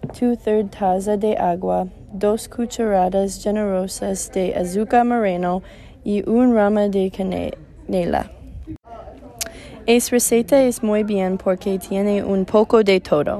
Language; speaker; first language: Spanish; non-native, learner; English